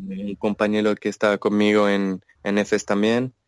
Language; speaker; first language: Portuguese; non-native, learner; French